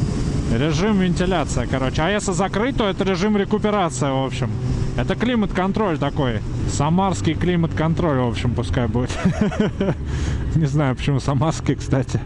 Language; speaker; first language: Russian; native; Russian